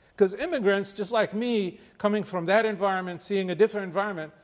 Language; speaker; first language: English; non-native, fluent; Arabic